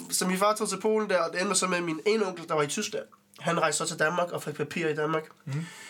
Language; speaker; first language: Danish; early bilingual, other home language; Arabic